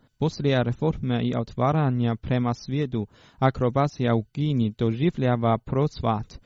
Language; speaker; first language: Croatian; non-native, fluent; Chinese